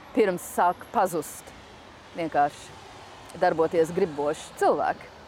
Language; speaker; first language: Latvian; early bilingual, heritage; Latvian